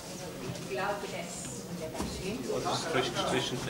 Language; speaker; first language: German; non-native, learner; Lithuanian